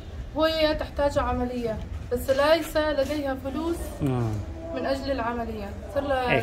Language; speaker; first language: Arabic; native; Arabic